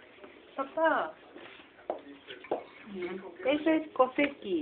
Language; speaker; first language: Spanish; non-native, learner; Japanese